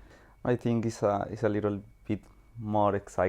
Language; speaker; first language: English; non-native, learner; Spanish